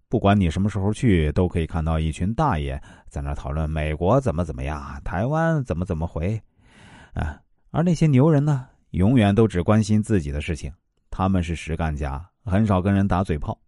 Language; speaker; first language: Chinese; native; Chinese